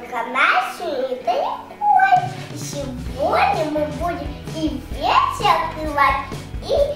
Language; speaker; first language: Russian; early bilingual, heritage; Russian